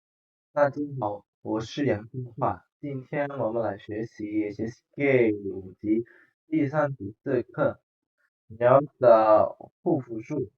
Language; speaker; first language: Chinese; non-native, fluent; Indonesian